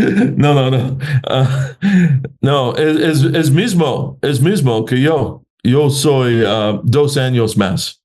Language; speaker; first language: Spanish; non-native, learner; English